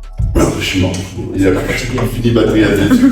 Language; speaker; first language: French; native; French